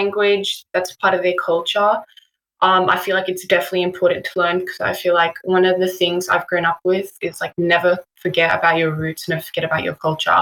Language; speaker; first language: English; native; English